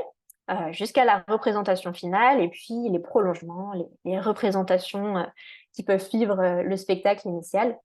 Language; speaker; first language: French; native; French